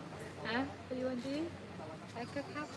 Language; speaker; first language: English; non-native, learner; Vietnamese